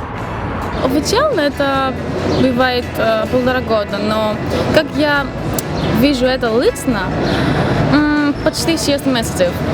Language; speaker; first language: Russian; non-native, fluent; Greek